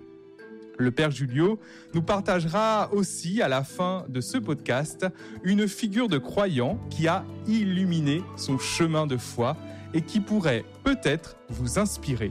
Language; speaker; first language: French; native; French